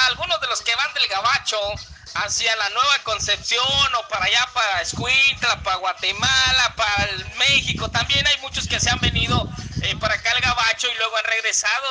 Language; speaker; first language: Spanish; native; Spanish